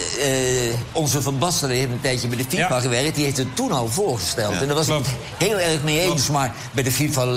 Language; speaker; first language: Dutch; native; Dutch